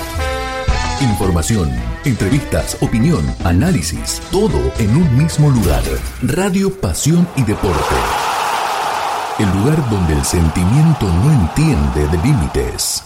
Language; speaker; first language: Spanish; native; Spanish